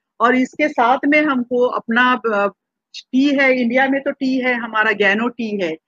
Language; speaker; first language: Hindi; non-native, local second language; Marathi